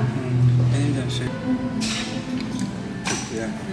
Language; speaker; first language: Turkish; non-native, learner; Korean